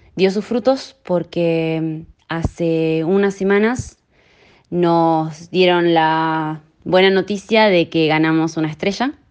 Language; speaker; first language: Spanish; native; Spanish